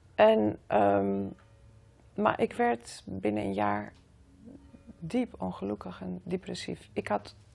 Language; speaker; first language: Dutch; non-native, fluent; Greek